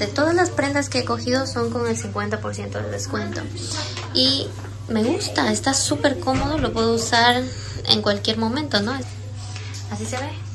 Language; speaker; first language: Spanish; native; Spanish